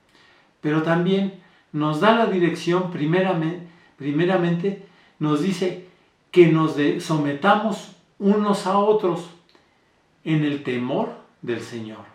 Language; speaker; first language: Spanish; native; Spanish